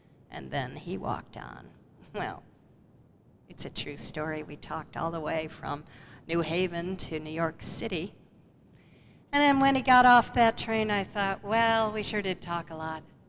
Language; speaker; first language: English; native; English